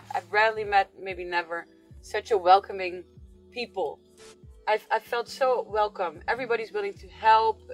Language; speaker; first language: English; non-native, fluent; Dutch